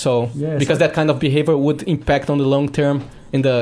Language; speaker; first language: English; non-native, fluent; Portuguese